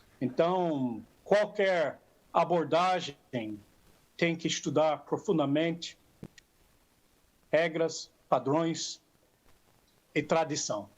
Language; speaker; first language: Portuguese; non-native, fluent; English